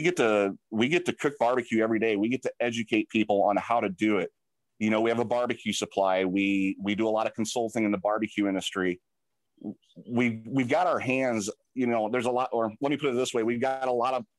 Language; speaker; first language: English; native; English